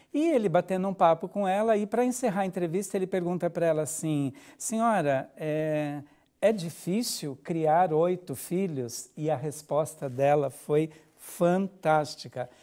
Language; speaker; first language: Portuguese; native; Portuguese